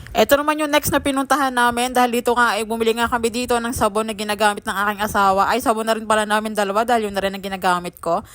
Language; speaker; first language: Filipino; native; Filipino